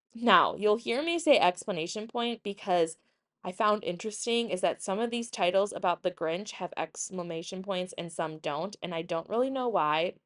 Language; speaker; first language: English; native; English